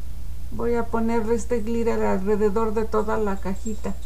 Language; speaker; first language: Spanish; native; Spanish